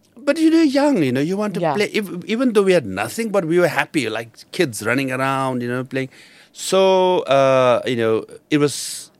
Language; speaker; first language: English; non-native, local second language; Nepali